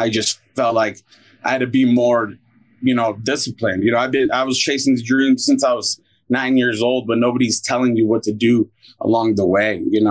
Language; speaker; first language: English; native; English